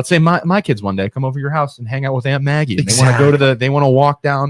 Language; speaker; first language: English; native; English